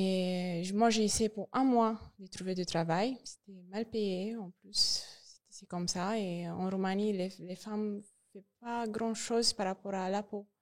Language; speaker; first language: French; non-native, learner; Romanian